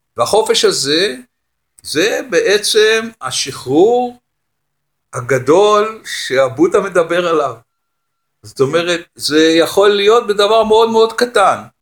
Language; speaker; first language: Hebrew; native; Hebrew